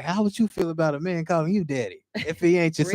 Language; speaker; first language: English; native; English